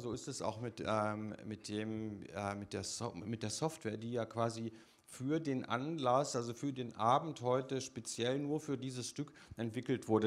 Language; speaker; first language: German; native; German